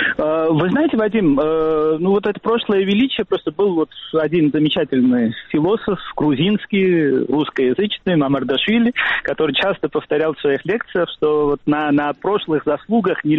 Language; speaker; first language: Russian; non-native, fluent; Georgian